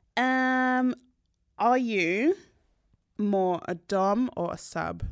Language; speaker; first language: English; native; English